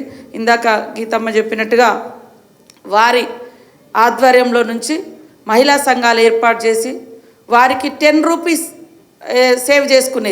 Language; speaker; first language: Telugu; native; Telugu